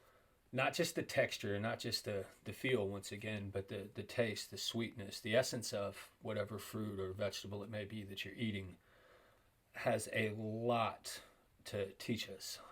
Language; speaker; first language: English; native; English